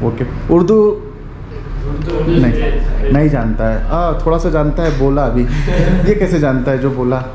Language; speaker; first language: Hindi; native; Hindi